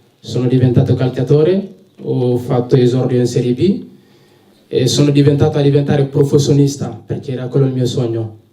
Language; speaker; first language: Italian; non-native, fluent; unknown